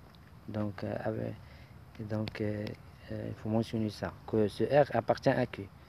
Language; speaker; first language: French; non-native, local second language; Arabic